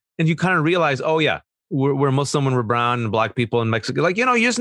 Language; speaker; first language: English; early bilingual, other home language; Urdu